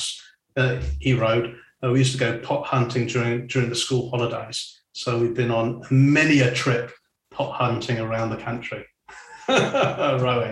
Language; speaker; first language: English; native; English